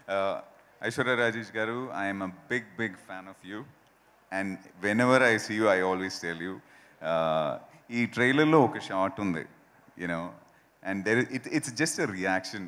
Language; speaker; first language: Telugu; non-native, fluent; Malayalam